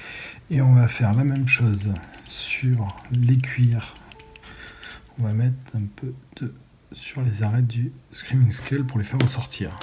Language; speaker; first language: French; native; French